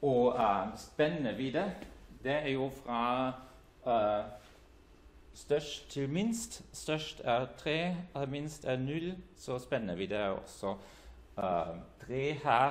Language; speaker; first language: Norwegian; non-native, fluent; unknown